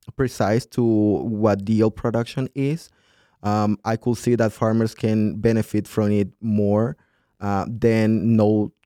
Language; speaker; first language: English; non-native, fluent; Spanish